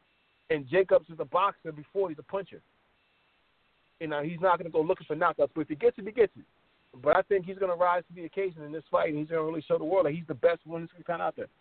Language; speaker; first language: English; native; English